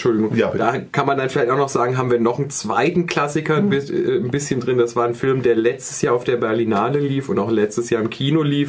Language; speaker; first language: German; native; German